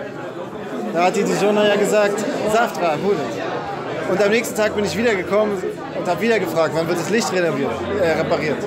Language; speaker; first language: German; native; German